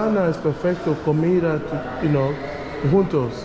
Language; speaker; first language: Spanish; non-native, learner; English